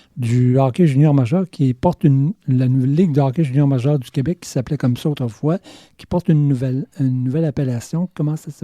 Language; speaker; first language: French; native; French